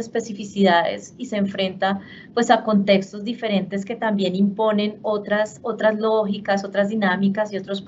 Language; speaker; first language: Spanish; native; Spanish